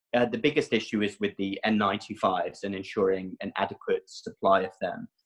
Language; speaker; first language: English; native; English